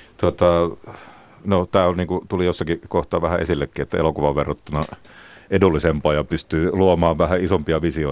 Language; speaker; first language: Finnish; native; Finnish